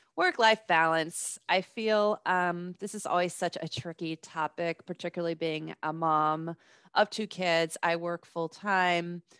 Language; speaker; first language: English; native; English